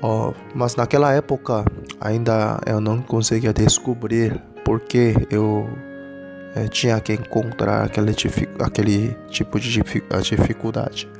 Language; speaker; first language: Portuguese; non-native, learner; Korean